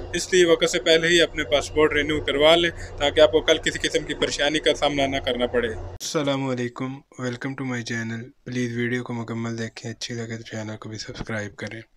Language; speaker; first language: Urdu; non-native, local second language; Punjabi